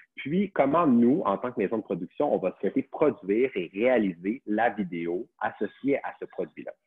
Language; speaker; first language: French; native; French